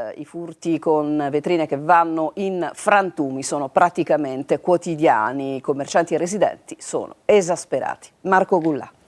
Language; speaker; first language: Italian; native; Italian